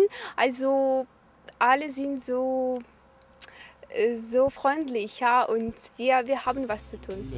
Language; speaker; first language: German; non-native, learner; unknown